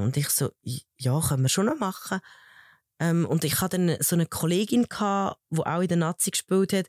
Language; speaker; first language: German; early bilingual, other home language; Spanish